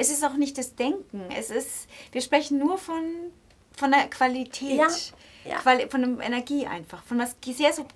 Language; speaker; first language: German; native; German